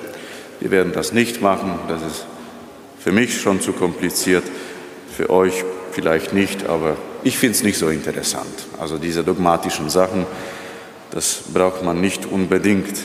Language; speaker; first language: German; non-native, fluent; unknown